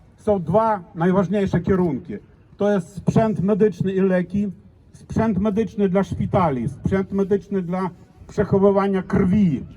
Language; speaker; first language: Polish; non-native, fluent; Ukrainian